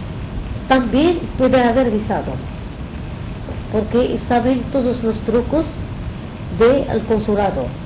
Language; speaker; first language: Spanish; non-native, fluent; Arabic